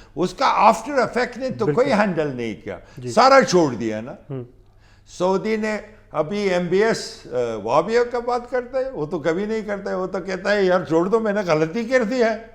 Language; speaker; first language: Urdu; non-native, fluent; Pashto